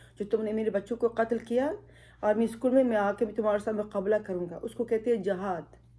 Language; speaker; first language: Urdu; non-native, fluent; Pashto